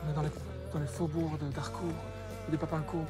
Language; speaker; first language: French; native; French